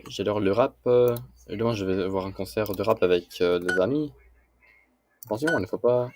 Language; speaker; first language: French; non-native, learner; English